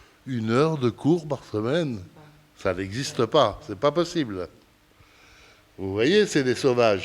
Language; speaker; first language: French; early bilingual, other home language; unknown